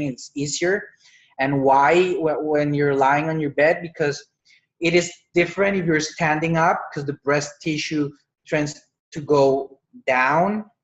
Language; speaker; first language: English; non-native, fluent; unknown